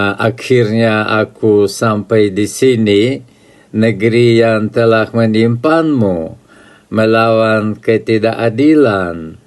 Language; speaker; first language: Indonesian; non-native, fluent; Russian